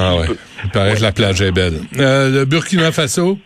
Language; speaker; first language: French; native; French